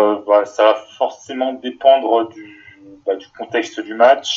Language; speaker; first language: French; native; French